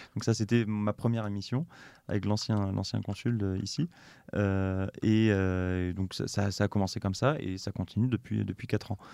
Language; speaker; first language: French; native; French